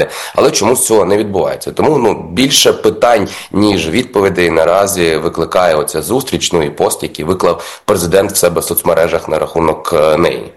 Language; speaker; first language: Ukrainian; native; Ukrainian